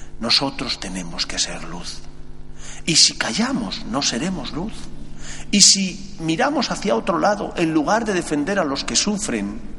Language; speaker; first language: Spanish; native; Spanish